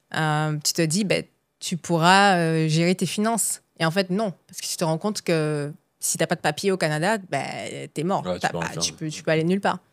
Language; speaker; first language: French; native; French